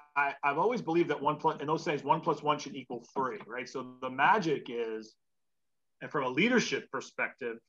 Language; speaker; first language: English; native; English